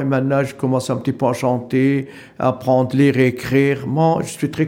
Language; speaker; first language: French; non-native, learner; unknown